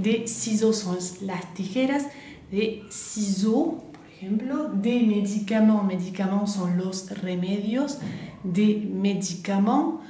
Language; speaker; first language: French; non-native, fluent; Spanish